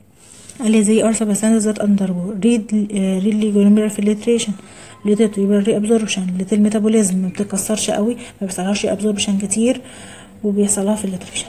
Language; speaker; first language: Arabic; native; Arabic